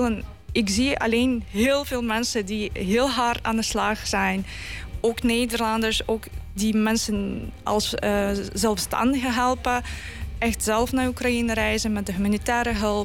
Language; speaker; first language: Dutch; non-native, fluent; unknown